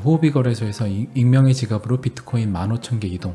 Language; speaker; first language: Korean; native; Korean